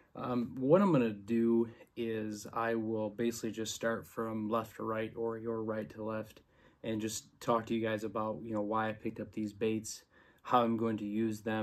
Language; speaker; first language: English; native; English